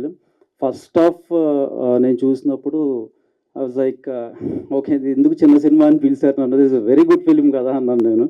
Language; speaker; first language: Telugu; native; Telugu